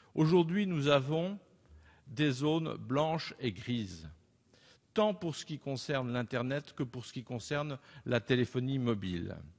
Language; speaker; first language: French; native; French